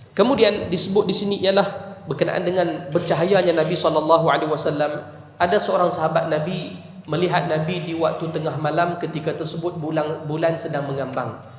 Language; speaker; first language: Malay; native; Malay